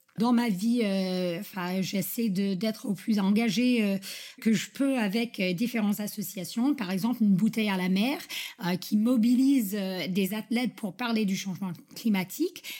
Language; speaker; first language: French; non-native, fluent; English